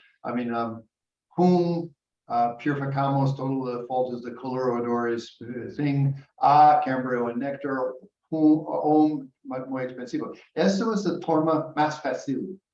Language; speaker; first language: Spanish; non-native, learner; English